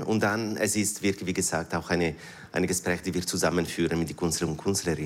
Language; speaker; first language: German; non-native, fluent; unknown